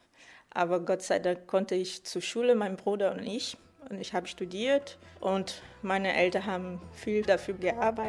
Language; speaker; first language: German; non-native, fluent; Portuguese